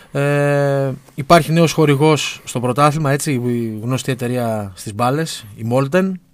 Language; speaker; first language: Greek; native; Greek